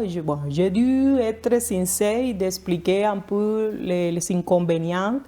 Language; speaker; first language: French; non-native, fluent; Spanish